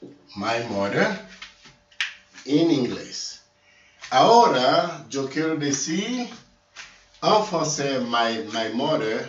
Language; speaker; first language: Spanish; non-native, learner; Haitian Creole